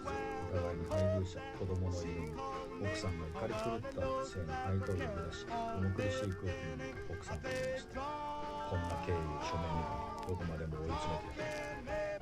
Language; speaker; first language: Japanese; native; Japanese